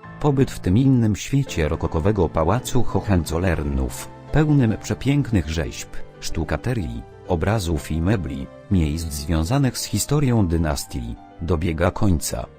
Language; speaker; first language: Polish; native; Polish